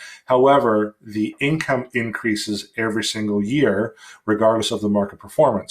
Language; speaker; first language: English; native; English